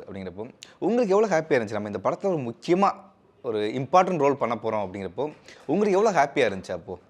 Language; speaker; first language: Tamil; native; Tamil